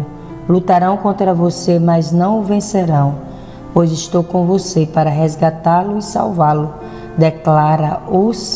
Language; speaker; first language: Portuguese; native; Portuguese